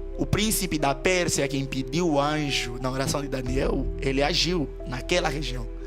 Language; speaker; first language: Portuguese; native; Portuguese